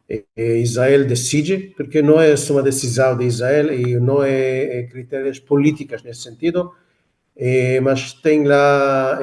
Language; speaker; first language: Portuguese; non-native, fluent; Hebrew